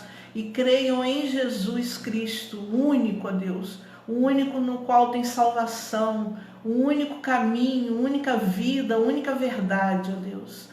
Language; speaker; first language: Portuguese; native; Portuguese